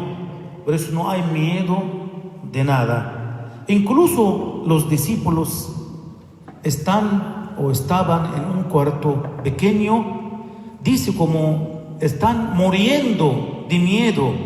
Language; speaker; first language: Spanish; non-native, fluent; Arabic